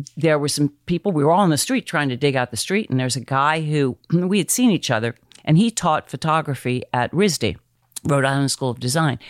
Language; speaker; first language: English; native; English